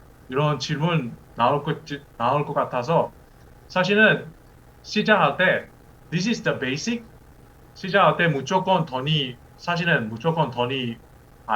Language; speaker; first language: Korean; early bilingual, heritage; English